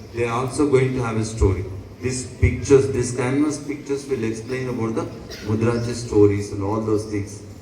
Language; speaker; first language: English; non-native, local second language; Telugu